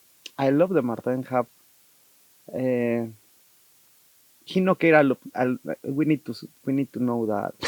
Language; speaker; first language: English; non-native, learner; Spanish